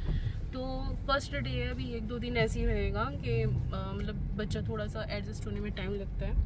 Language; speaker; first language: Hindi; native; Hindi